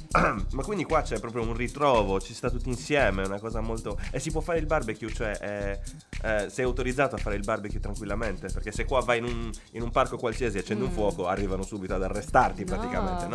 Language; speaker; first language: Italian; native; Italian